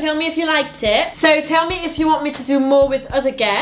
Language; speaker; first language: English; early bilingual, other home language; French